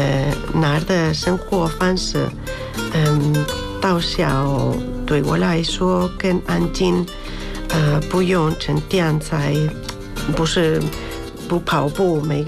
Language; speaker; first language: Chinese; non-native, learner; Spanish